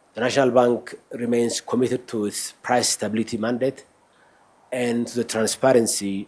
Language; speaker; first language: English; non-native, local second language; Amharic